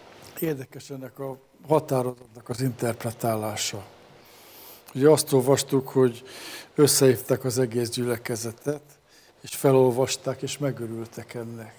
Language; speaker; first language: Hungarian; native; Hungarian